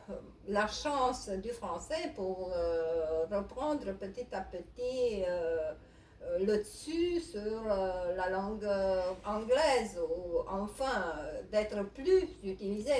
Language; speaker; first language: French; non-native, fluent; Romanian